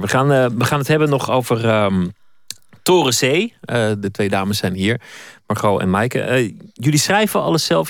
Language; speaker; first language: Dutch; native; Dutch